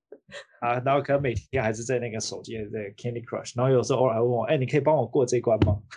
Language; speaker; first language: Chinese; early bilingual, heritage; Chinese